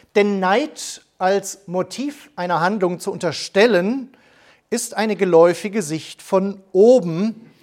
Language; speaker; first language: German; native; German